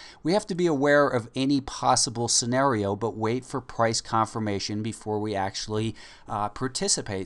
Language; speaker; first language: English; native; English